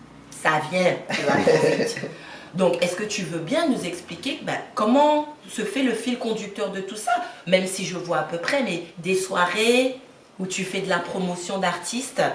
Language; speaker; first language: French; native; French